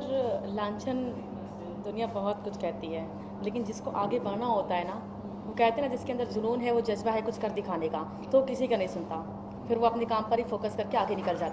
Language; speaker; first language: Hindi; native; Hindi